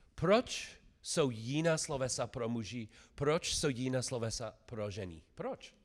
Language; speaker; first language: Czech; non-native, learner; English